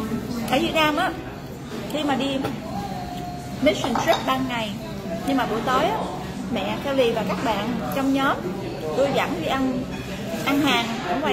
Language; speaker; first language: Vietnamese; early bilingual, heritage; Vietnamese